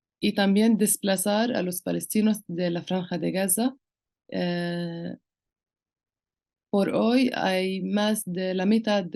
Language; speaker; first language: Spanish; non-native, local second language; Arabic